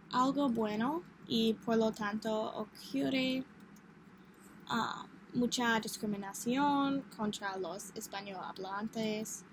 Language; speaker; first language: Spanish; non-native, learner; English